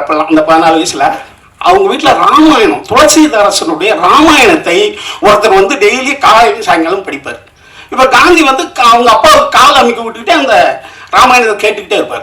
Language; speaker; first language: Tamil; native; Tamil